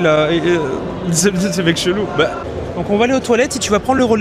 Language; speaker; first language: French; native; French